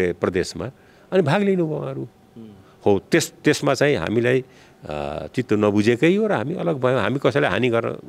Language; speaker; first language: Nepali; non-native, local second language; Bhojpuri